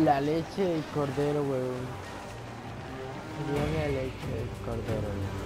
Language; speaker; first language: Spanish; native; Spanish